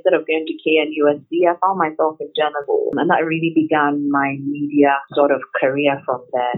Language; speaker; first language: English; non-native, local second language; Akan